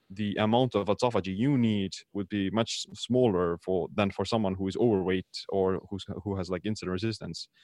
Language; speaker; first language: English; non-native, fluent; Estonian